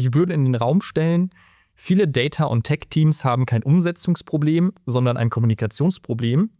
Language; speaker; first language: German; native; German